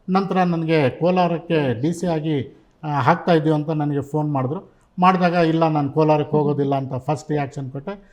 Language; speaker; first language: Kannada; non-native, local second language; Urdu